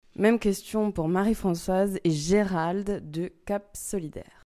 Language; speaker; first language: French; native; French